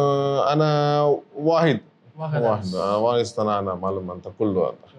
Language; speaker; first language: Arabic; non-native, learner; Kannada